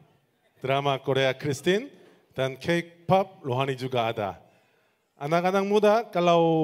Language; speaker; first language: Indonesian; non-native, learner; Korean